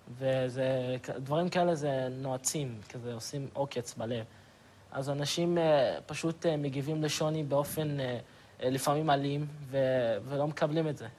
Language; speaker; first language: Hebrew; non-native, local second language; Arabic